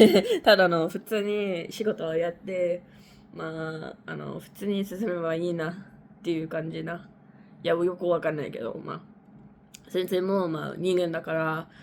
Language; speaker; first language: Japanese; non-native, learner; English